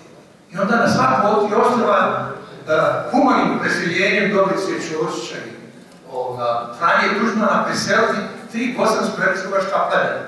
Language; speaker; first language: Croatian; native; Croatian